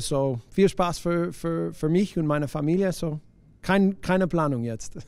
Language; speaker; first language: German; non-native, learner; English